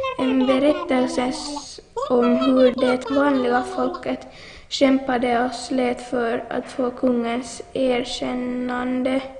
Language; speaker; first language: Swedish; native; Swedish